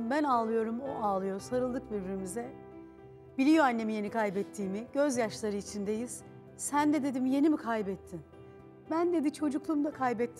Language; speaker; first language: Turkish; native; Turkish